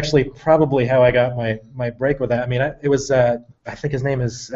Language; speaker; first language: English; native; English